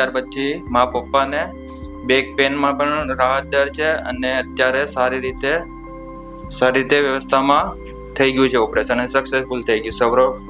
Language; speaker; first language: Gujarati; native; Gujarati